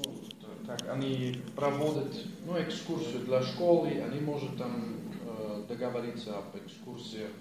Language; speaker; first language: Russian; non-native, fluent; Dutch